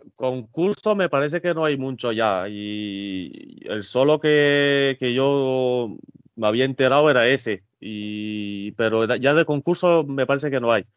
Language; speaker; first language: Spanish; early bilingual, other home language; French